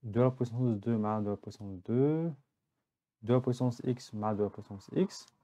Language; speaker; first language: French; non-native, local second language; Arabic